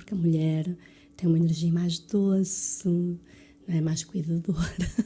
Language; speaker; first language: Portuguese; early bilingual, other home language; French